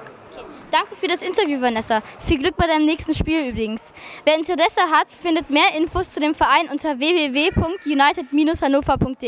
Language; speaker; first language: German; native; German